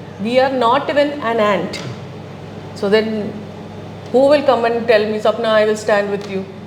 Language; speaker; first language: English; non-native, local second language; Malayalam